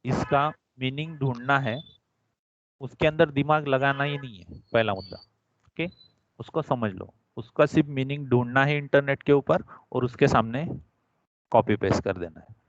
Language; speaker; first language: Hindi; non-native, local second language; Marathi